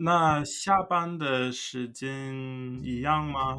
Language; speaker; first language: Chinese; non-native, learner; English